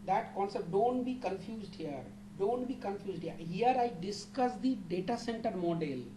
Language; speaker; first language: English; non-native, local second language; Bangla